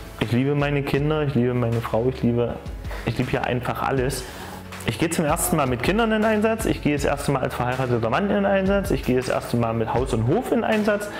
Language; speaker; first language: German; native; German